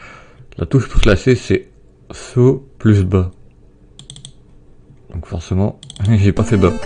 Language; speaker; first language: French; native; French